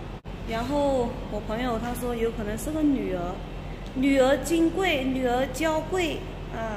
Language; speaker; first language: Chinese; native; Chinese